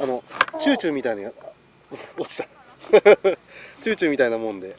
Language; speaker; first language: Japanese; native; Japanese